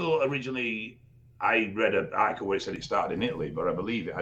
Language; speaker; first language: English; native; English